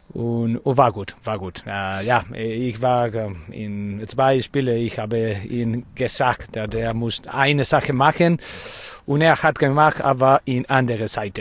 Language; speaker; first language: German; non-native, learner; Spanish